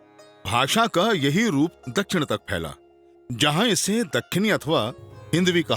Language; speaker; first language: Hindi; native; Hindi